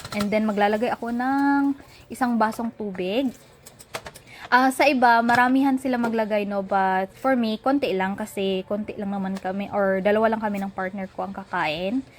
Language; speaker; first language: Filipino; non-native, local second language; Cebuano